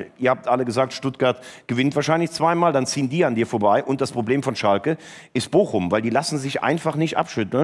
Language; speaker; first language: German; native; German